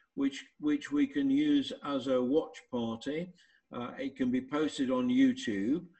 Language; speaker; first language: English; native; English